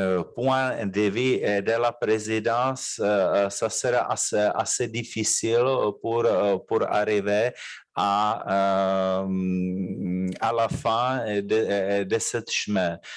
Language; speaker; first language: French; non-native, fluent; Czech